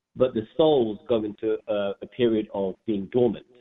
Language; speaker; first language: English; native; English